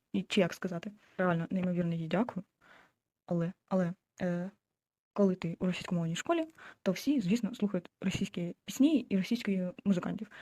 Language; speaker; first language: Ukrainian; non-native, local second language; Russian